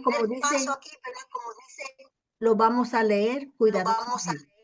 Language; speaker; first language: Spanish; early bilingual, heritage; English